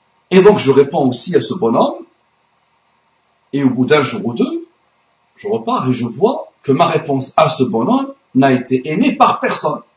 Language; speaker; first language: French; non-native, fluent; Arabic